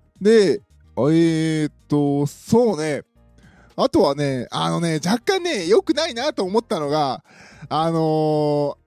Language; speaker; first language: Japanese; native; Japanese